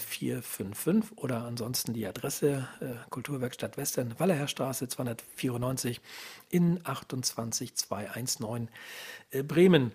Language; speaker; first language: German; native; German